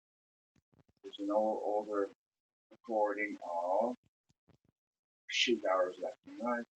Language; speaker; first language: English; native; English